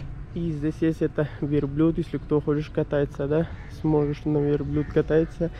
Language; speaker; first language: Russian; non-native, learner; Pashto